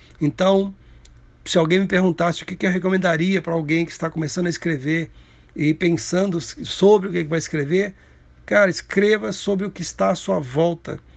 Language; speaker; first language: Portuguese; native; Portuguese